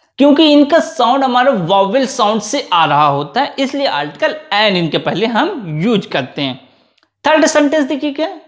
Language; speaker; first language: Hindi; native; Hindi